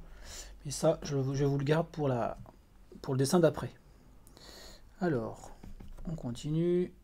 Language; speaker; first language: French; native; French